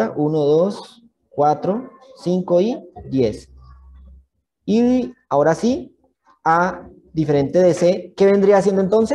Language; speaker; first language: Spanish; native; Spanish